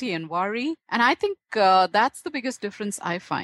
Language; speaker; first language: English; non-native, local second language; Tamil